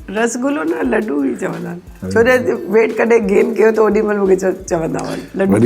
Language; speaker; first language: Sindhi; non-native, local second language; Urdu